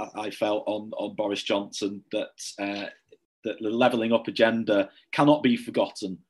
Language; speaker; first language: English; native; English